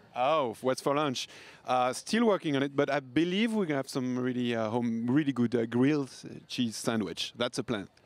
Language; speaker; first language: English; non-native, fluent; French